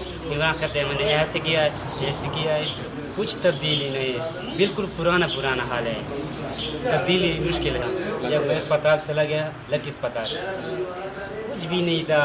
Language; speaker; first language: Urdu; non-native, local second language; Pashto